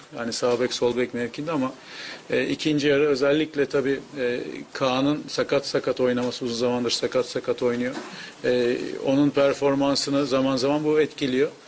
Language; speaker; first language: Turkish; native; Turkish